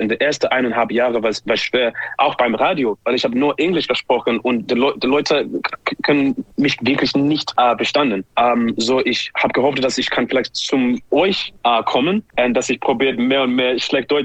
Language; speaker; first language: German; non-native, learner; English